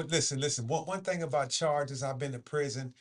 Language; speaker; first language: English; native; English